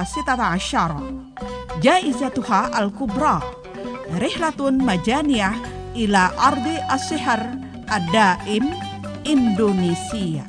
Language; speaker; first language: Arabic; non-native, fluent; Indonesian